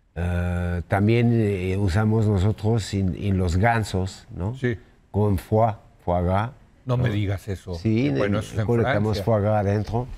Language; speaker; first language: Spanish; non-native, fluent; French